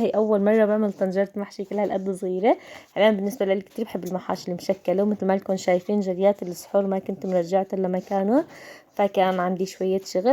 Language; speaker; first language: Arabic; native; Arabic